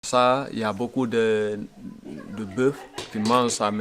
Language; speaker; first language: French; non-native, local second language; Fula